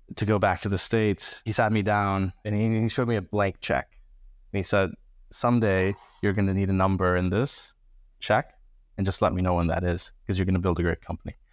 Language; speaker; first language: English; early bilingual, other home language; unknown